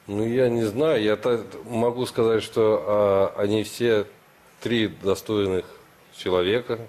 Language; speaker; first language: Russian; native; Russian